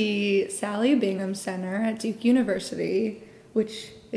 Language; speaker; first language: English; native; English